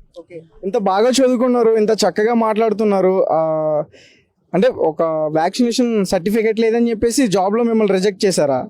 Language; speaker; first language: Telugu; native; Telugu